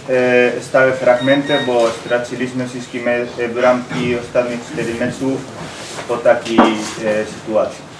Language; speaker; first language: Polish; non-native, learner; Spanish